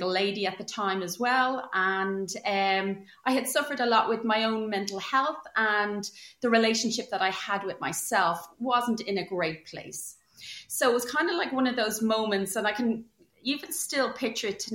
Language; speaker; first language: English; native; English